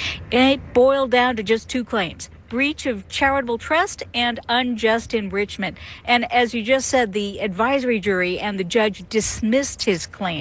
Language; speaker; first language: English; native; English